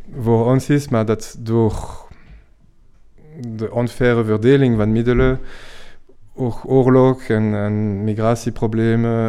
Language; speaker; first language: Dutch; non-native, fluent; French